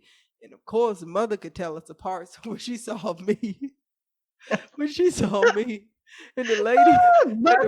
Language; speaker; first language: English; native; English